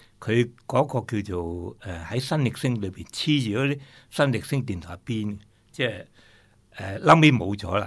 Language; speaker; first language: Cantonese; native; Cantonese